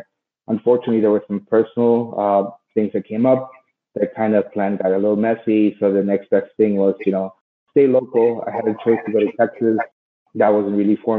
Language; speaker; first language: English; native; English